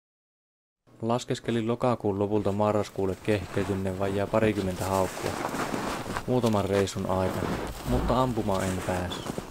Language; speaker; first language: Finnish; native; Finnish